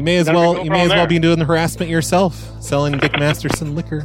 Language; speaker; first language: English; native; English